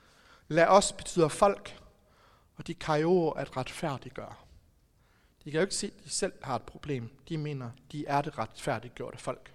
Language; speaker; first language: Danish; native; Danish